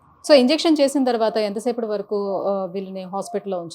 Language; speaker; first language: Telugu; native; Telugu